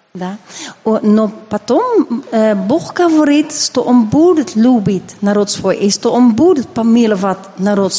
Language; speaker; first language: Russian; non-native, learner; Dutch